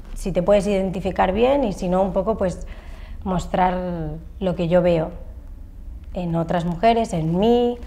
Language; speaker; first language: Spanish; native; Spanish